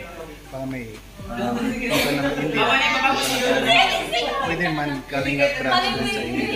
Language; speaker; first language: Filipino; non-native, learner; Punjabi